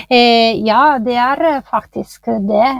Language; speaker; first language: Norwegian; non-native, fluent; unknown